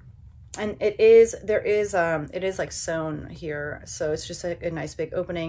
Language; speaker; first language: English; native; English